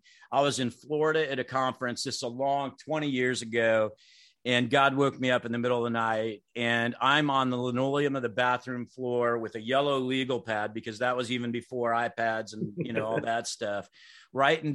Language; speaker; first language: English; native; English